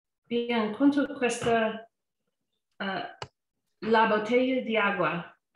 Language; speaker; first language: Spanish; non-native, learner; English